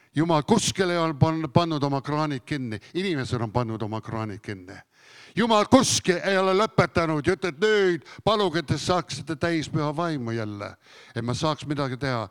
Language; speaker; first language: Estonian; non-native, fluent; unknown